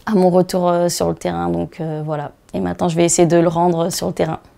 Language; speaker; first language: French; native; French